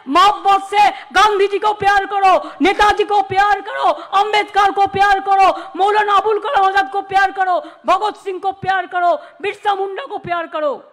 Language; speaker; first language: Hindi; non-native, local second language; Bangla